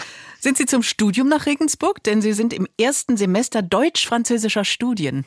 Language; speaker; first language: German; native; German